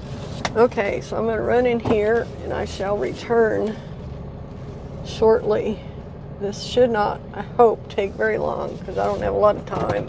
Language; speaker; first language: English; native; English